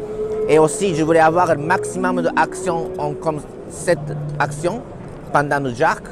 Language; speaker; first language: French; non-native, learner; Japanese